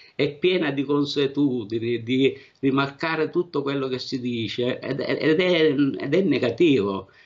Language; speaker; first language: Italian; native; Italian